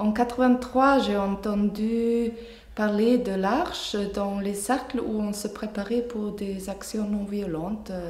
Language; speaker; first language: French; non-native, fluent; German